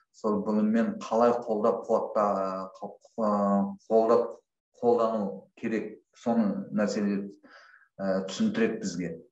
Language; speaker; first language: Kazakh; non-native, local second language; Russian